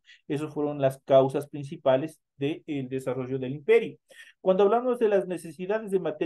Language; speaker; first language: Spanish; native; Spanish